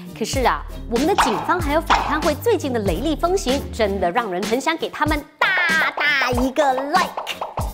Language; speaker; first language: Chinese; native; Chinese